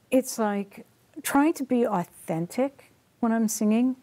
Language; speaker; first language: English; native; English